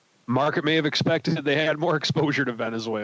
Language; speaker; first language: English; native; English